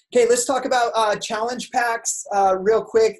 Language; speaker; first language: English; native; English